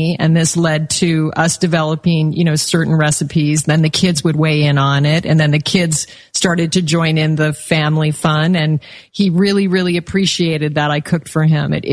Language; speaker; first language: English; native; English